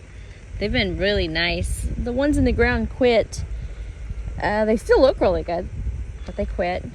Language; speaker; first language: English; native; English